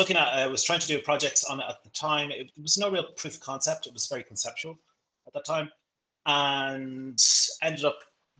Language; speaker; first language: English; native; English